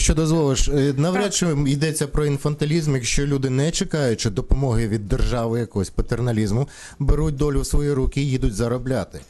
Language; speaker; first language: Ukrainian; native; Ukrainian